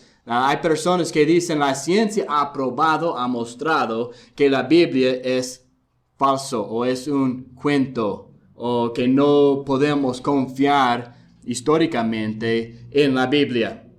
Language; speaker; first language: Spanish; non-native, fluent; English